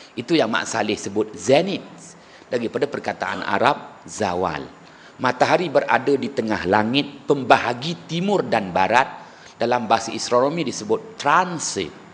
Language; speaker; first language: Malay; native; Malay